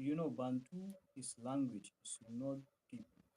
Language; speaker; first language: English; non-native, fluent; Arabic